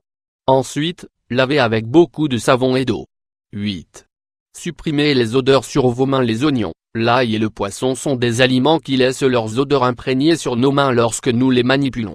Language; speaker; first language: French; native; French